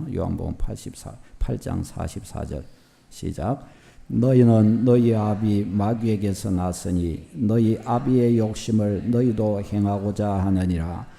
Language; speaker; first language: Korean; native; Korean